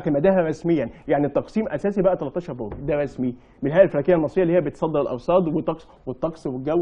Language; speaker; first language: Arabic; native; Arabic